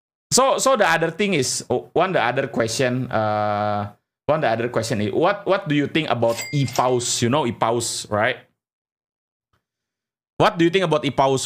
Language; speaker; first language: English; non-native, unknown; Indonesian